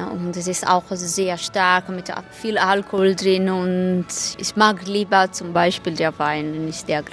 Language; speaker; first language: German; non-native, fluent; Italian